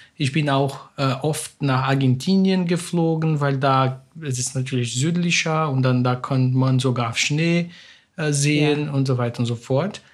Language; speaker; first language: German; non-native, fluent; Spanish